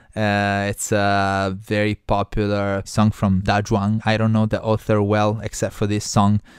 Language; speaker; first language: English; non-native, fluent; Italian